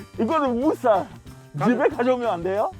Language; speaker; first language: Korean; non-native, learner; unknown